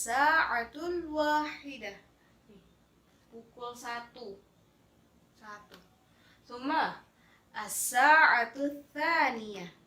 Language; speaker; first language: Arabic; non-native, fluent; Indonesian